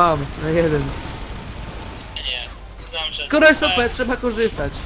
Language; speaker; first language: Polish; native; Polish